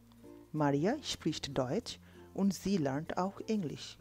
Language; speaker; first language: German; non-native, fluent; Bangla